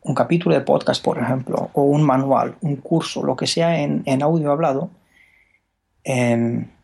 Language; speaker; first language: Spanish; non-native, fluent; Romanian